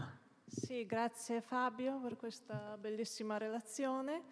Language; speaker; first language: Italian; native; Italian